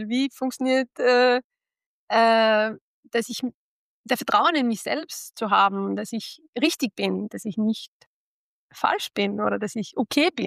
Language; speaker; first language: German; non-native, fluent; Arabic